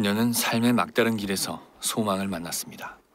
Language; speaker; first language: Korean; native; Korean